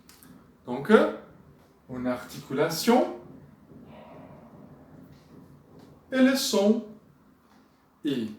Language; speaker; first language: French; non-native, fluent; Portuguese